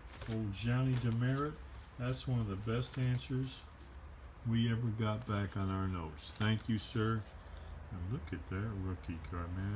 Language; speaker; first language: English; native; English